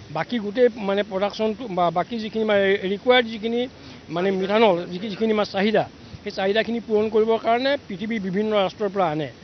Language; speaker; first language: Assamese; native; Assamese